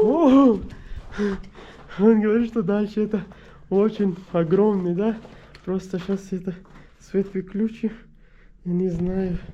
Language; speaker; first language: Russian; non-native, learner; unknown